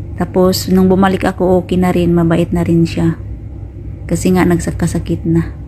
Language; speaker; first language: Filipino; non-native, local second language; Cebuano